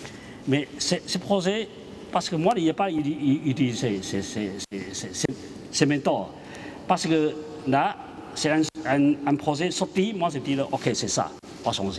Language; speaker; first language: French; non-native, learner; Chinese